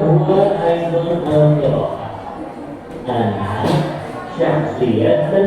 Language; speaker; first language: Arabic; non-native, learner; Indonesian